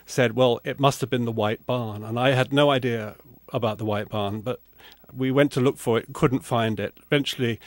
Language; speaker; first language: English; native; English